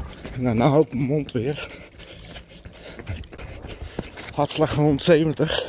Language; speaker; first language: Dutch; native; Dutch